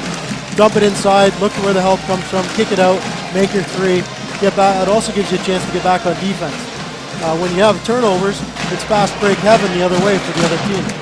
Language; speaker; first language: English; native; English